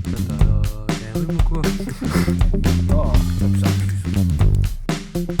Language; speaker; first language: French; native; French